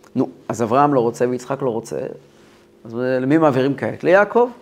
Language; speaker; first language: Hebrew; native; Hebrew